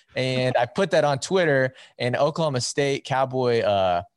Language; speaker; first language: English; native; English